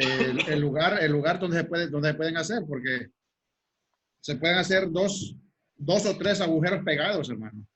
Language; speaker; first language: Spanish; native; Spanish